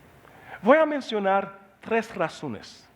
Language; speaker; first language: Spanish; non-native, learner; Haitian Creole